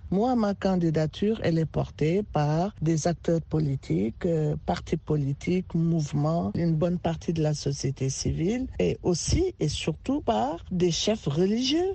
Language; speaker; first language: French; non-native, local second language; Wolof